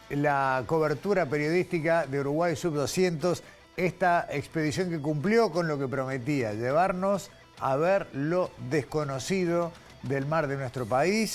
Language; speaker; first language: Spanish; native; Spanish